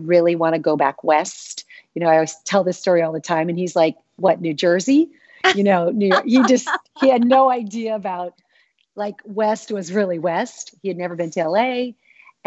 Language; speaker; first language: English; native; English